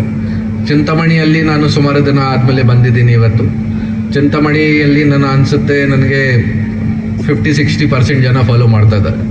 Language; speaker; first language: Kannada; non-native, learner; Hindi